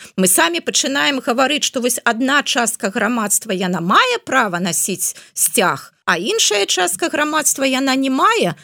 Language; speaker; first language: Belarusian; non-native, local second language; Russian